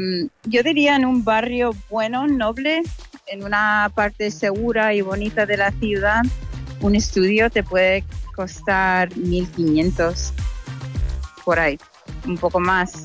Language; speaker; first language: Spanish; non-native, fluent; English